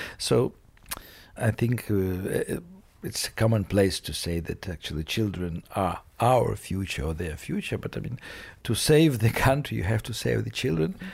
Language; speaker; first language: English; non-native, fluent; Russian